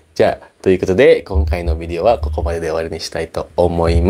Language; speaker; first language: Japanese; non-native, fluent; Indonesian